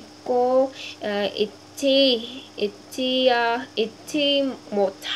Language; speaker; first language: Korean; non-native, learner; Vietnamese